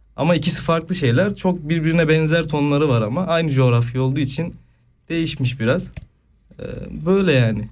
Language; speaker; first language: Turkish; native; Turkish